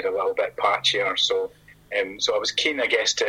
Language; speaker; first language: English; native; English